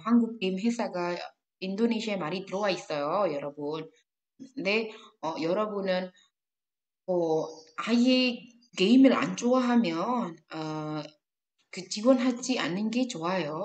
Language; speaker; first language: Korean; non-native, fluent; Indonesian